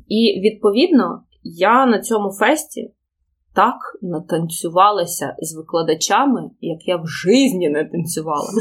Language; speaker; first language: Ukrainian; non-native, local second language; Russian